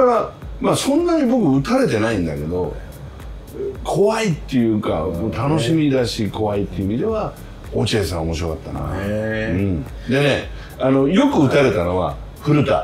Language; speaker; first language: Japanese; native; Japanese